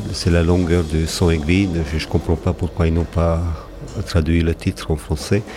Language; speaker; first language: French; non-native, fluent; Hungarian